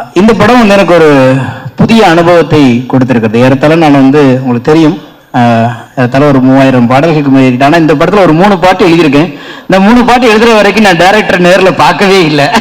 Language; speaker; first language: Tamil; native; Tamil